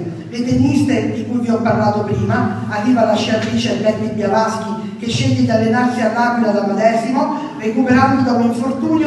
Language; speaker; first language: Italian; native; Italian